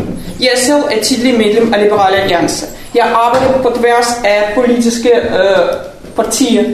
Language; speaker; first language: Danish; non-native, fluent; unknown